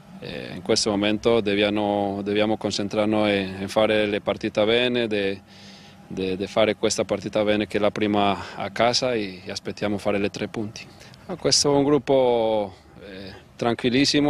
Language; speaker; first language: Italian; non-native, learner; Spanish